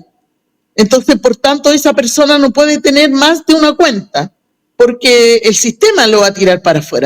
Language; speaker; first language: Spanish; native; Spanish